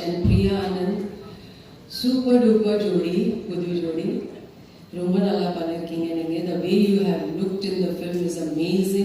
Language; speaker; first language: Tamil; non-native, fluent; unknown